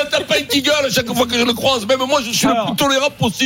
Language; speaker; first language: French; native; French